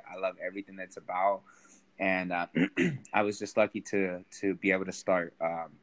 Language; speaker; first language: English; early bilingual, other home language; Spanish